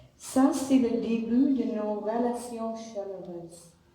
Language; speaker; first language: French; non-native, learner; English